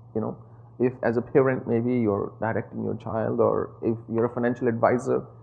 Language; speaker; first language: English; non-native, local second language; Punjabi